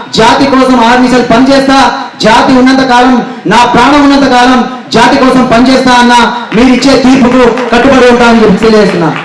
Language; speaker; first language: Telugu; non-native, local second language; Lambadi